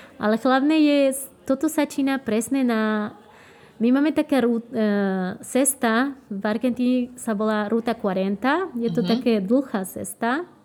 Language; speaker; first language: Slovak; non-native, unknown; Spanish